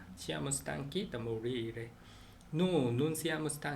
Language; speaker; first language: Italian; non-native, learner; Korean